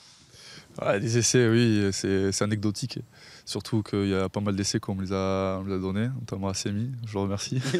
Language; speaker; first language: French; native; French